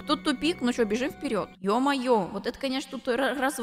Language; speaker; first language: Russian; native; Russian